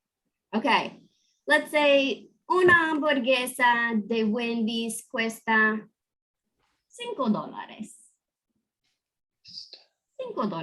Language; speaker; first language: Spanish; non-native, fluent; English